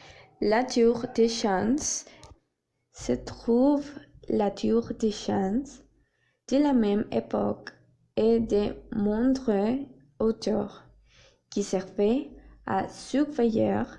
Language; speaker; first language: French; non-native, learner; Spanish